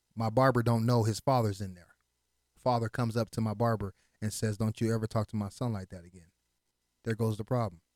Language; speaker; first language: English; early bilingual, other home language; Haitian Creole